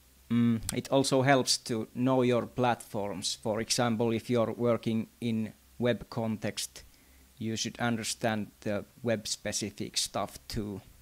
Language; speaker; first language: English; non-native, fluent; Finnish